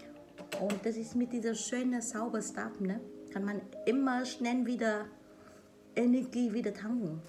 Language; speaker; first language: German; non-native, learner; Vietnamese